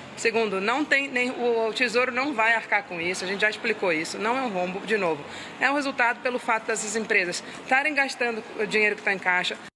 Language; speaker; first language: Portuguese; native; Portuguese